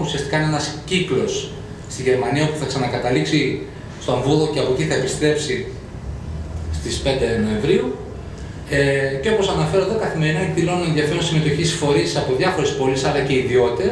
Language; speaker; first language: Greek; native; Greek